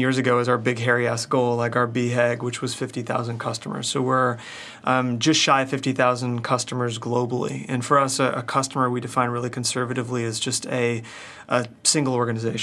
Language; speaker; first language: English; native; English